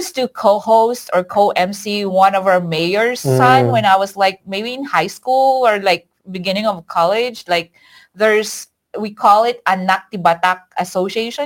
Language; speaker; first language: English; non-native, local second language; Iloko